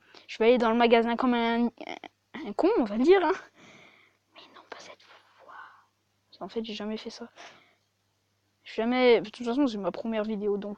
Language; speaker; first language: French; native; French